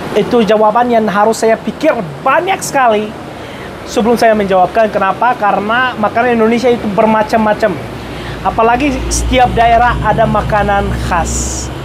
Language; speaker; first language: Indonesian; non-native, fluent; Arabic